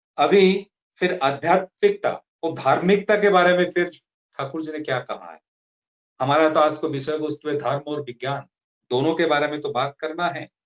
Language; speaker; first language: Hindi; non-native, local second language; Odia